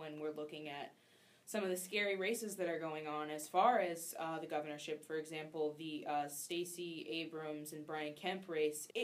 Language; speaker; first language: English; native; English